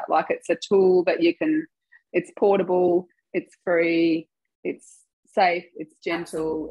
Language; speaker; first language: English; native; English